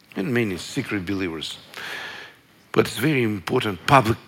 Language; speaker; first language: English; non-native, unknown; Russian